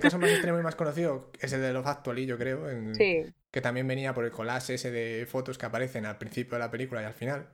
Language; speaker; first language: Spanish; native; Spanish